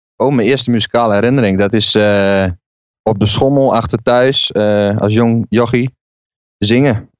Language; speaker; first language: Dutch; native; Dutch